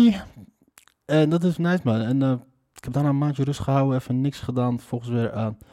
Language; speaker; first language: Dutch; early bilingual, other home language; Riffian